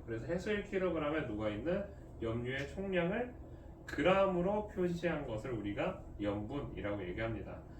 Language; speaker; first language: Korean; native; Korean